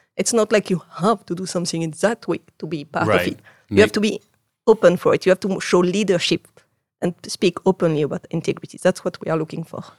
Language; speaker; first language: English; non-native, fluent; French